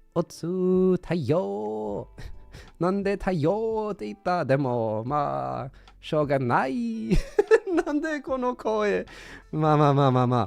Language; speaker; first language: Japanese; non-native, learner; English